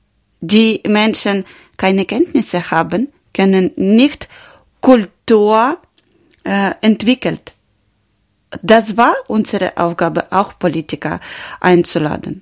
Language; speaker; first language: German; non-native, learner; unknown